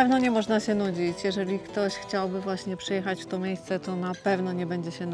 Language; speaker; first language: Polish; native; Polish